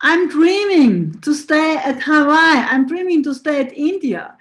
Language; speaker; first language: English; non-native, fluent; German